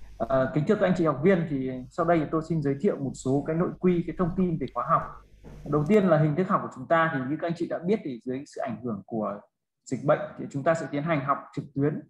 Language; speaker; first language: Vietnamese; native; Vietnamese